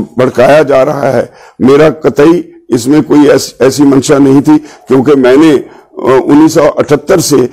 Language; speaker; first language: Hindi; non-native, local second language; Punjabi